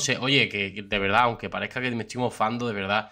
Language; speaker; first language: Spanish; native; Spanish